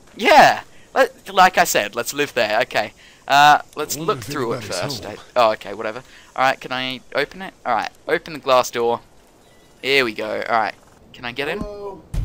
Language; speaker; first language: English; native; English